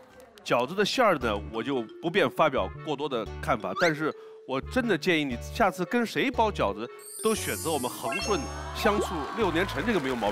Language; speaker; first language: Chinese; native; Chinese